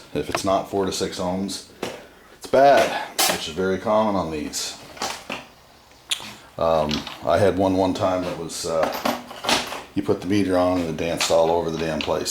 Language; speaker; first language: English; native; English